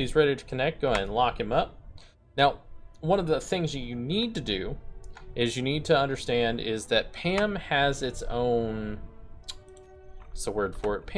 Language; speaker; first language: English; native; English